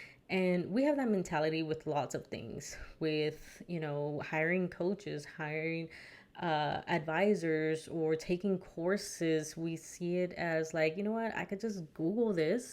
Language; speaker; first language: English; early bilingual, other home language; Spanish